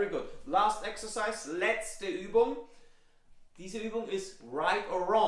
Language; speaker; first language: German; non-native, fluent; Italian